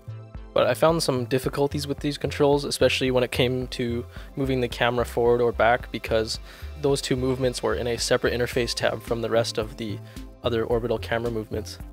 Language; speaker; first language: English; native; English